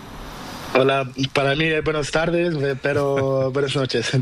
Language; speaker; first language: Spanish; non-native, learner; Portuguese